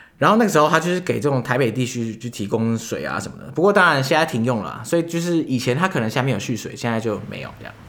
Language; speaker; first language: Chinese; native; Chinese